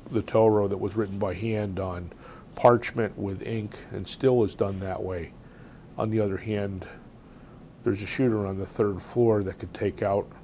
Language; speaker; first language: English; native; English